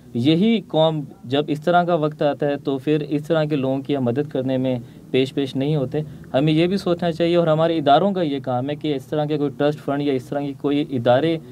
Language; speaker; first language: Urdu; non-native, local second language; Punjabi